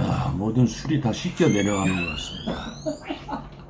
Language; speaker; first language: Korean; native; Korean